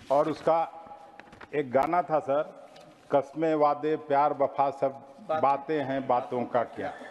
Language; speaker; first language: Hindi; native; Hindi